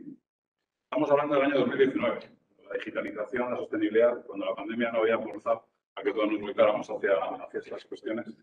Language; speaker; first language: Spanish; native; Spanish